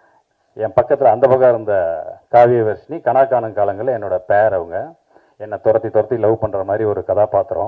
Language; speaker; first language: Tamil; native; Tamil